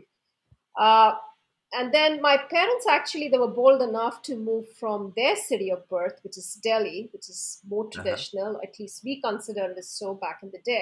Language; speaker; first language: English; non-native, local second language; Hindi